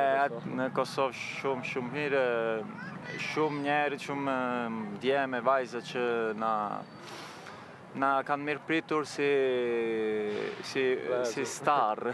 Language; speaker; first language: Albanian; early bilingual, heritage; Albanian